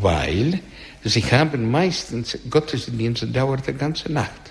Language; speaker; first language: German; non-native, learner; Russian